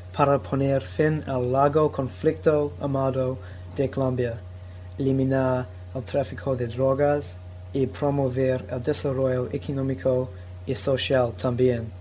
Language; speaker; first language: Spanish; non-native, learner; English